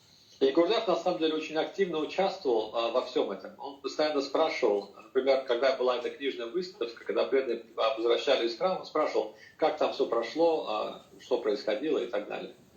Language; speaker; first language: Russian; native; Russian